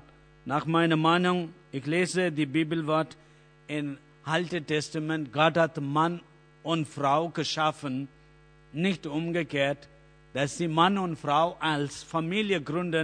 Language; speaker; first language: German; non-native, learner; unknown